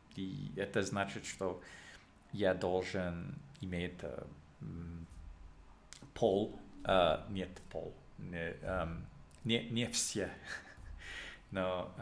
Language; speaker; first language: Russian; non-native, learner; English